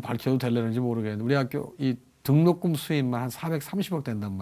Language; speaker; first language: Korean; native; Korean